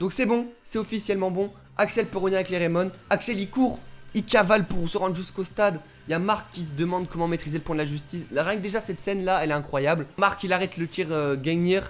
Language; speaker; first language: French; native; French